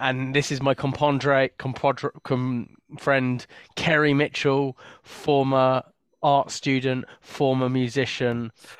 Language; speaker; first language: English; native; English